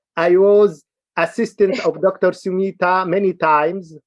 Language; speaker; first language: English; non-native, learner; Arabic